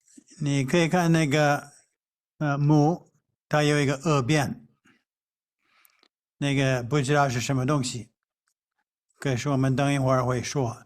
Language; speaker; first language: Chinese; non-native, fluent; English